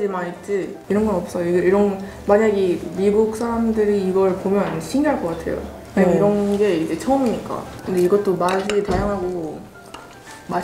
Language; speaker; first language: Korean; early bilingual, other home language; English